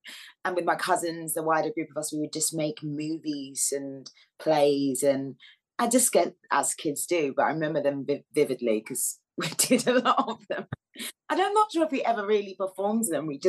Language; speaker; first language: English; native; English